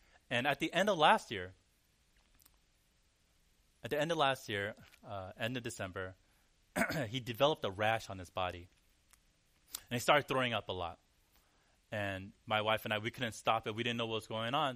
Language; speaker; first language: English; early bilingual, other home language; Korean